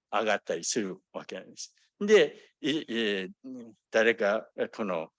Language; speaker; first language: Japanese; early bilingual, other home language; English